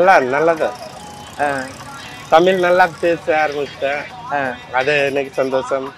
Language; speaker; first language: Tamil; non-native, learner; Hindi